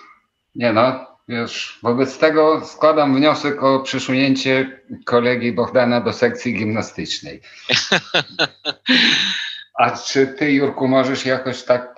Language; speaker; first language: Polish; non-native, fluent; Ukrainian